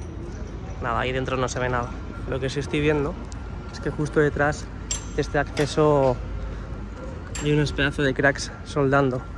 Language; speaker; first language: Spanish; native; Spanish